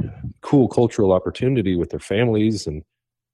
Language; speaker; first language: English; native; English